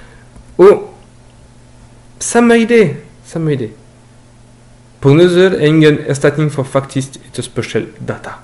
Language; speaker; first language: Norwegian; non-native, learner; French